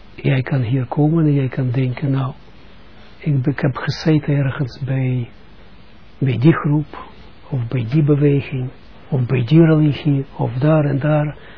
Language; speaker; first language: Dutch; non-native, fluent; Russian